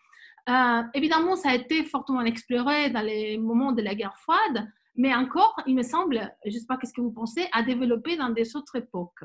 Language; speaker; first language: French; non-native, fluent; Spanish